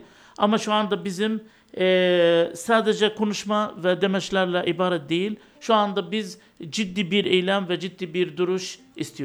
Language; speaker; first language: Turkish; non-native, learner; Arabic